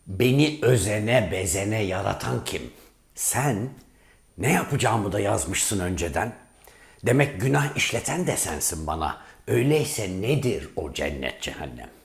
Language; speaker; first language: Turkish; native; Turkish